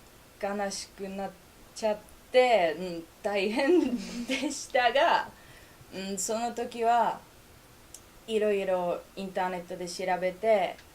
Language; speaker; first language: Japanese; non-native, fluent; Czech